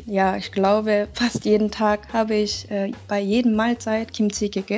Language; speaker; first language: German; non-native, learner; Korean